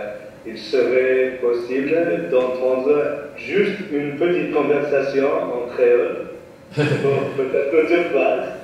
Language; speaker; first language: French; non-native, fluent; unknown